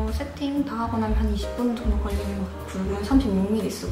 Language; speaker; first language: Korean; native; Korean